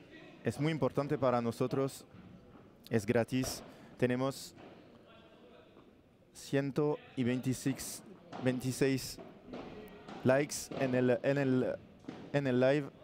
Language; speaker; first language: Spanish; non-native, learner; French